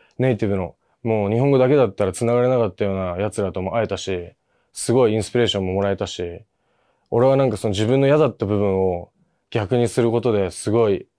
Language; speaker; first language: Japanese; native; Japanese